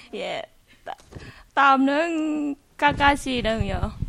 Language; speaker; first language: Korean; non-native, learner; Vietnamese